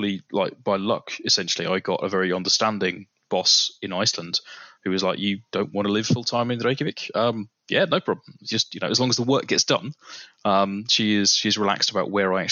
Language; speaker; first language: English; native; English